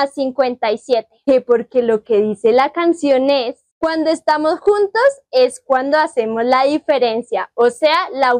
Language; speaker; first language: Spanish; native; Spanish